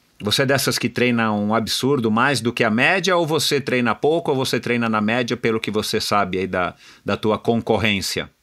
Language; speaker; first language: Portuguese; native; Portuguese